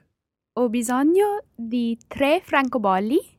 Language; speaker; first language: Italian; non-native, learner; English